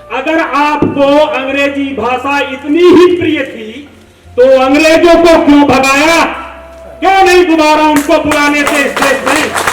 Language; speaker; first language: Hindi; native; Hindi